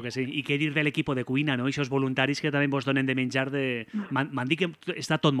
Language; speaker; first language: Catalan; native; Catalan